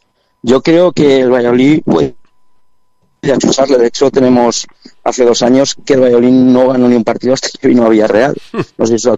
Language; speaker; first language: Spanish; native; Spanish